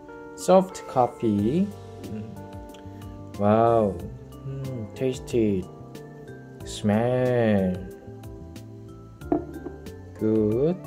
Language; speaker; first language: English; non-native, learner; Korean